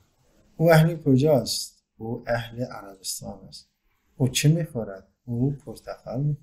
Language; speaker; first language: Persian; non-native, fluent; Turkish